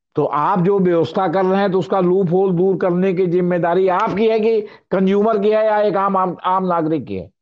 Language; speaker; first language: Hindi; native; Hindi